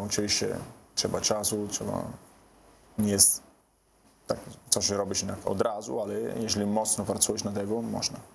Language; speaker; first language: Polish; non-native, learner; Italian